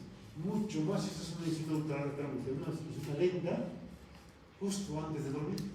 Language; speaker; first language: Spanish; native; Spanish